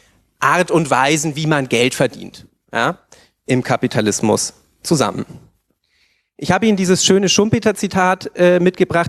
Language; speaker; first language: German; native; German